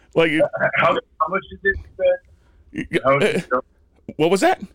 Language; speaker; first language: English; native; English